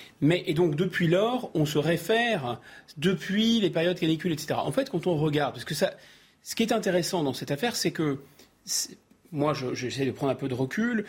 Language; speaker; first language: French; native; French